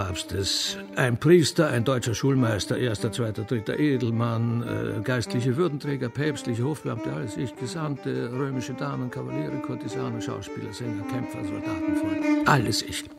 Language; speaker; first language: German; native; German